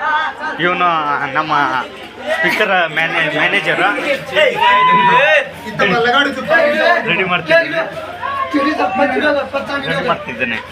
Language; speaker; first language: Kannada; non-native, local second language; Lambadi